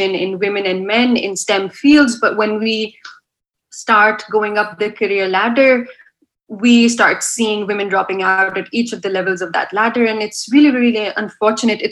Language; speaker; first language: English; non-native, local second language; Urdu